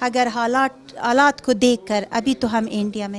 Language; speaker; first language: Hindi; non-native, fluent; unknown